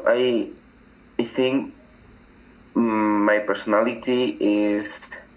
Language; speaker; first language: English; non-native, learner; Spanish